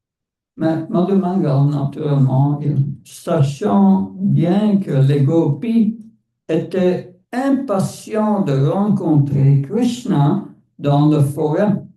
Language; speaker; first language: French; non-native, fluent; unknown